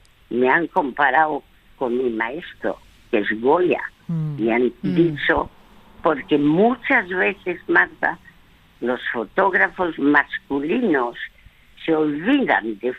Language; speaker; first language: Spanish; early bilingual, other home language; French